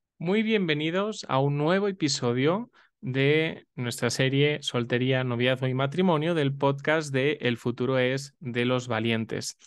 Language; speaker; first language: Spanish; native; Spanish